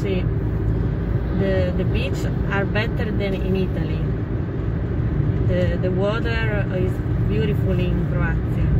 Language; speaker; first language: English; non-native, learner; Italian